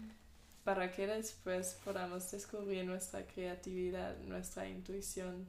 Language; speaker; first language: Spanish; non-native, fluent; German